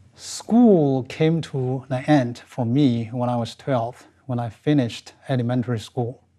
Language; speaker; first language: English; non-native, fluent; Chinese